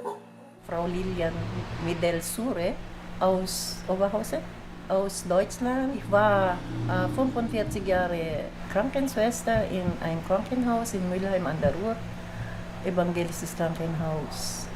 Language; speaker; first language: German; non-native, fluent; Filipino